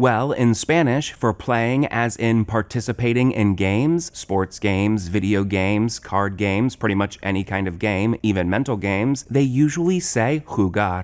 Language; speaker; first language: English; native; English